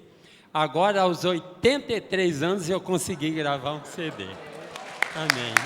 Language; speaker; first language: Portuguese; native; Portuguese